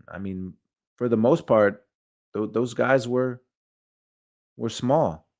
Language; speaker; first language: English; native; English